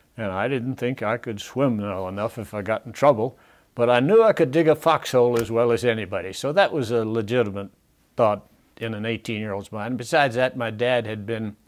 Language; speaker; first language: English; native; English